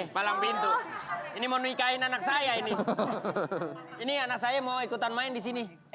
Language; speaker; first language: Indonesian; native; Indonesian